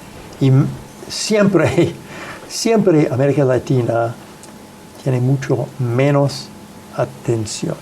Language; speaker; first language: Spanish; non-native, fluent; English